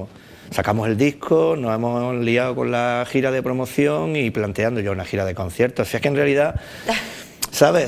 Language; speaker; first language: Spanish; native; Spanish